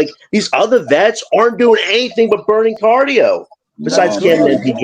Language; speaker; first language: English; native; English